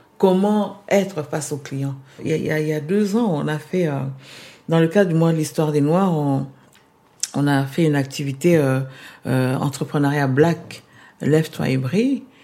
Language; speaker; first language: French; non-native, local second language; Lingala